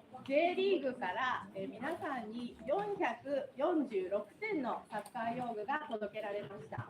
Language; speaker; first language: Japanese; native; Japanese